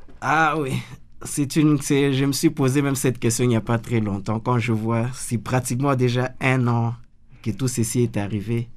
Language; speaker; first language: French; non-native, local second language; Lingala